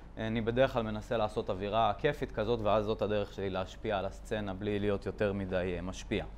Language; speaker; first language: Hebrew; native; Hebrew